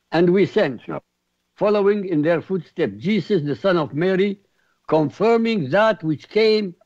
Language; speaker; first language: English; non-native, fluent; Arabic